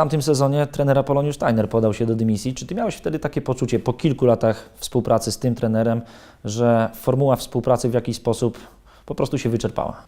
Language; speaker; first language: Polish; native; Polish